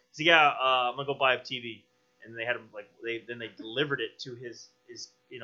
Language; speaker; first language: English; native; English